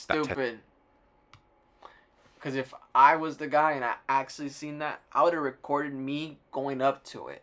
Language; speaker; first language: English; native; English